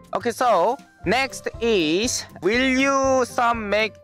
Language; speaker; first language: English; non-native, learner; Korean